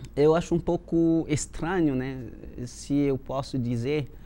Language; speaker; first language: Portuguese; non-native, fluent; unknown